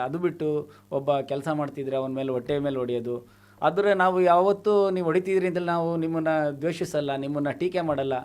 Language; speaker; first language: Kannada; non-native, local second language; Telugu